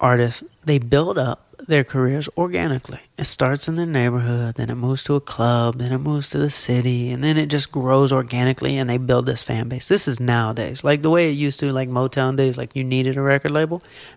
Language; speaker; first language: English; native; English